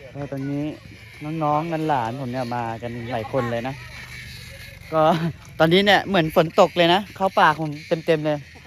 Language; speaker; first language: Thai; non-native, local second language; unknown